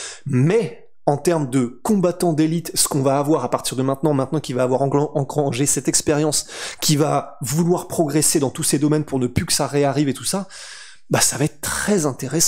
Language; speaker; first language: French; native; French